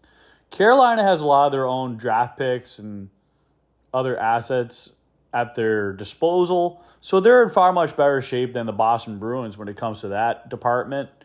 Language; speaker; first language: English; native; English